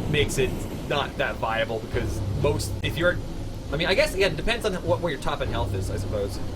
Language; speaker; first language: English; native; English